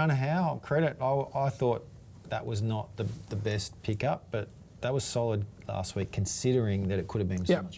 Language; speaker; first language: English; native; English